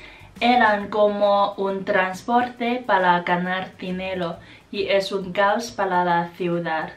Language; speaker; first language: Spanish; non-native, fluent; Chinese